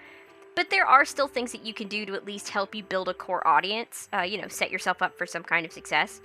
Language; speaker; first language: English; native; English